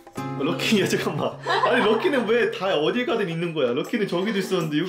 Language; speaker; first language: Korean; native; Korean